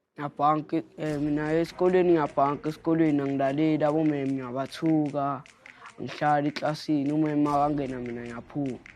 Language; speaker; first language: Zulu; native; Zulu